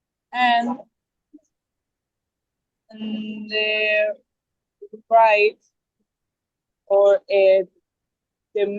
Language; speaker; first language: English; non-native, learner; Spanish